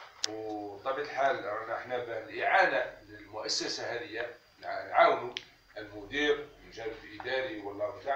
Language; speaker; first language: Arabic; native; Arabic